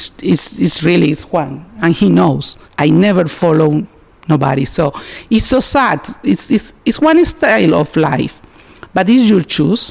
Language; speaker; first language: English; non-native, learner; Spanish